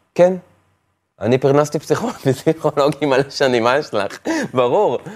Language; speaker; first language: Hebrew; native; Hebrew